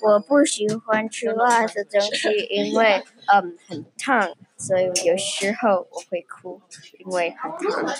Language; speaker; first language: Chinese; non-native, learner; English